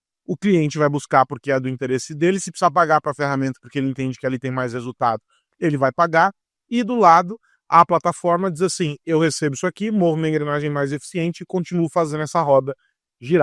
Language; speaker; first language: Portuguese; native; Portuguese